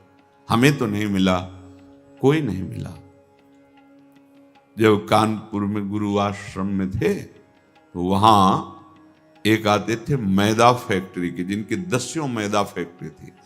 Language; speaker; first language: Hindi; native; Hindi